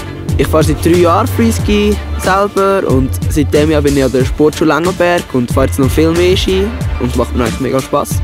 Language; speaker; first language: German; native; German